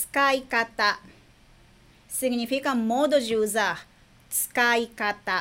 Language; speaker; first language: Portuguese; non-native, fluent; Japanese